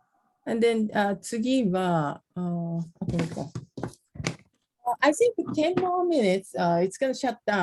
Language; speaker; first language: English; non-native, learner; Japanese